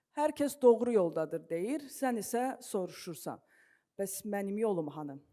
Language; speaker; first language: Azerbaijani; non-native, local second language; Russian